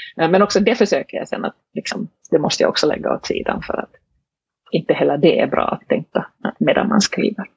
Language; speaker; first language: Swedish; native; Swedish